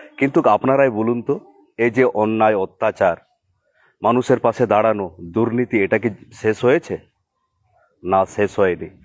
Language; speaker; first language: Bangla; non-native, local second language; Santali